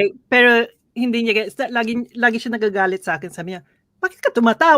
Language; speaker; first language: Filipino; early bilingual, heritage; Swedish